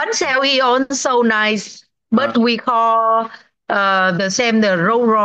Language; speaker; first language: English; non-native, learner; Vietnamese